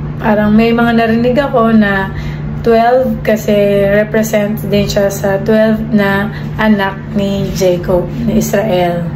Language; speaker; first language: Filipino; native; Filipino